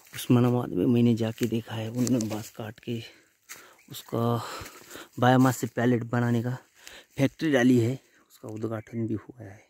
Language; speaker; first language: Hindi; non-native, local second language; Marathi